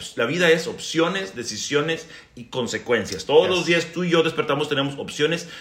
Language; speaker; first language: Spanish; native; Spanish